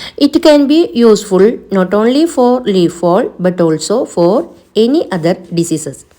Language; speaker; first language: English; non-native, local second language; Malayalam